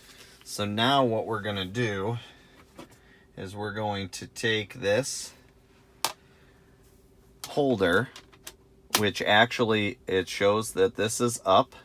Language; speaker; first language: English; native; English